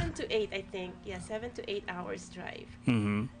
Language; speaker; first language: English; non-native, local second language; Iloko